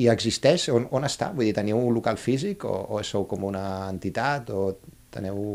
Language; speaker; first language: Catalan; native; Catalan